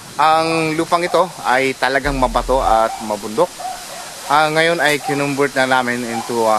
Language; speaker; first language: Filipino; non-native, local second language; Bikol